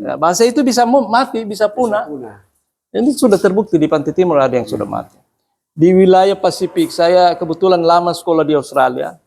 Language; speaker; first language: Indonesian; non-native, local second language; Buginese